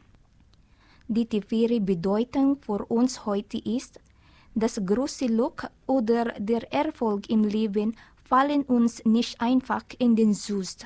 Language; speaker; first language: German; non-native, learner; Filipino